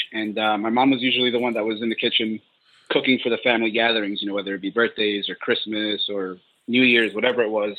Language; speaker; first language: English; native; English